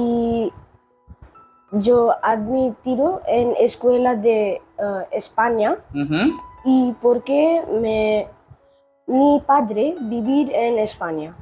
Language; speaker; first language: Spanish; non-native, learner; Hindi